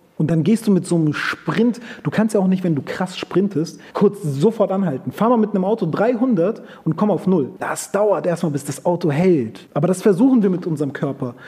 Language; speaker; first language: German; early bilingual, other home language; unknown